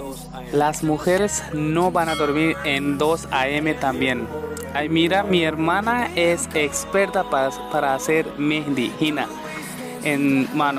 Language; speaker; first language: Spanish; non-native, learner; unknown